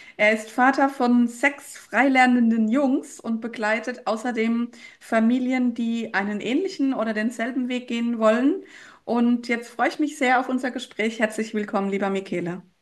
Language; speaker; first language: German; native; German